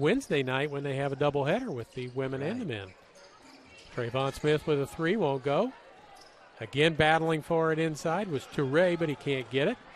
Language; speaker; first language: English; native; English